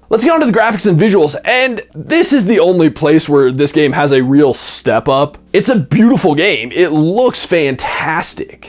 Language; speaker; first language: English; native; English